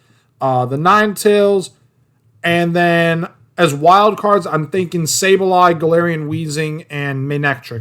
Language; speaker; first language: English; native; English